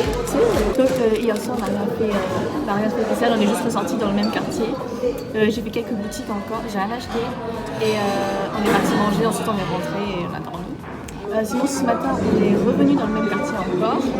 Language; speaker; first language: French; native; French